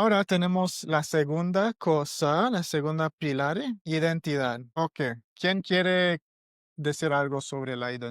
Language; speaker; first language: Spanish; non-native, learner; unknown